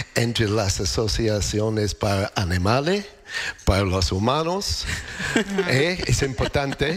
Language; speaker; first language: Spanish; non-native, fluent; English